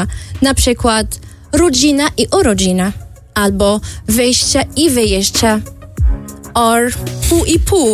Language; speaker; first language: Polish; non-native, learner; Arabic